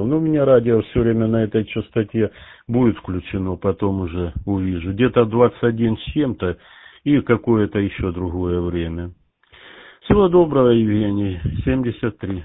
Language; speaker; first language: Russian; native; Russian